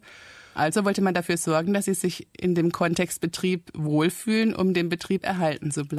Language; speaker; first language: German; native; German